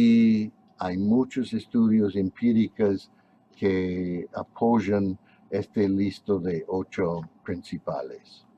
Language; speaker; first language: Spanish; non-native, fluent; English